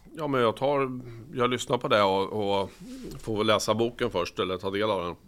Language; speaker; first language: Swedish; native; Swedish